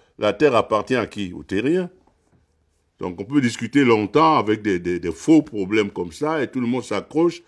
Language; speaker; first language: French; non-native, local second language; Duala